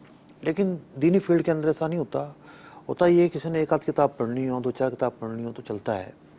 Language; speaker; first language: Urdu; native; Urdu